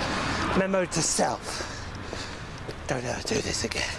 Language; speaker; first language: English; native; English